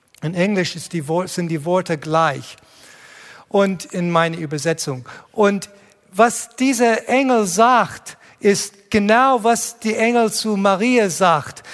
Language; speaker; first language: German; non-native, fluent; English